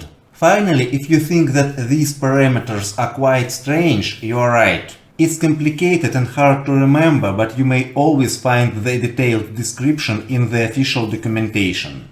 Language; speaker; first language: English; non-native, fluent; Russian